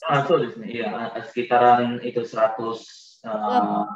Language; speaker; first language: Indonesian; native; Indonesian